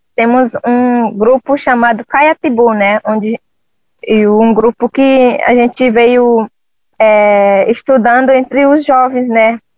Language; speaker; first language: Portuguese; non-native, local second language; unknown